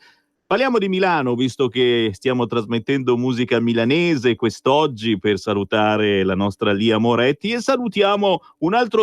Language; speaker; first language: Italian; native; Italian